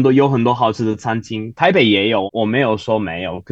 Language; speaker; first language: Chinese; non-native, fluent; Turkish